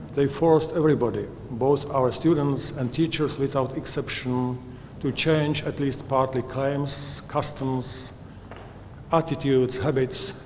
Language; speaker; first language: English; non-native, fluent; Czech